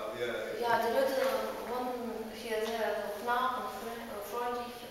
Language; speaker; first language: German; non-native, learner; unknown